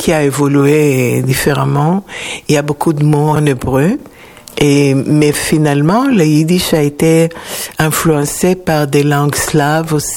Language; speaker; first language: French; non-native, fluent; Hebrew